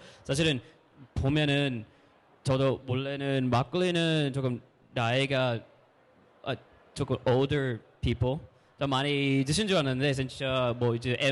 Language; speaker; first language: Korean; non-native, fluent; English